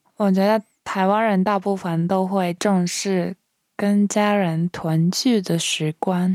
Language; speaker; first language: Chinese; non-native, fluent; Japanese